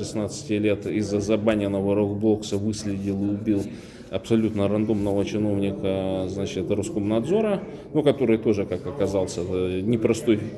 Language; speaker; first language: Russian; native; Russian